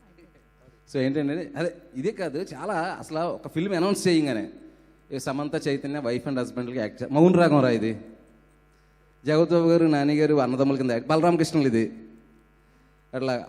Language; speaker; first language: Telugu; native; Telugu